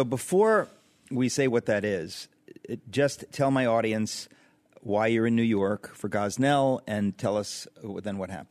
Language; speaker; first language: English; native; English